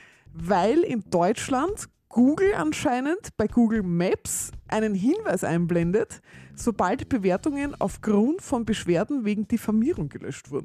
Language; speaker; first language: German; native; German